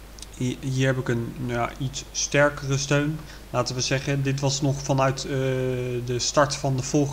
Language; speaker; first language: Dutch; native; Dutch